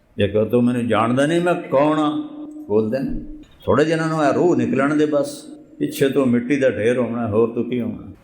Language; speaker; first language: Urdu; non-native, local second language; Punjabi